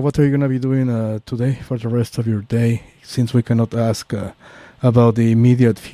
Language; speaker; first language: English; non-native, fluent; Spanish